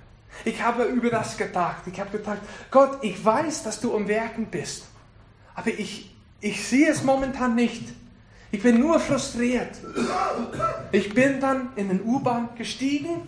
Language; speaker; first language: German; non-native, fluent; English